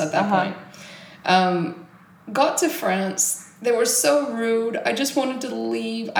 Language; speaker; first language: English; native; English